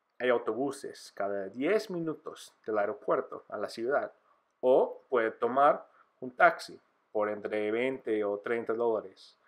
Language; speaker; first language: Spanish; non-native, fluent; English